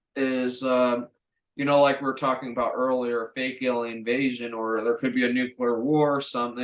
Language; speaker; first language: English; native; English